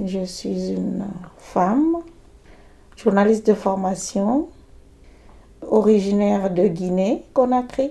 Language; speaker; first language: French; native; French